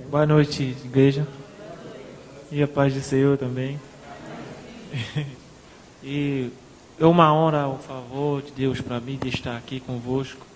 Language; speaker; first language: Portuguese; non-native, fluent; Haitian Creole